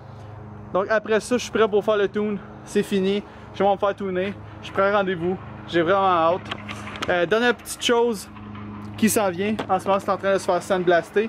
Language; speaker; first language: French; native; French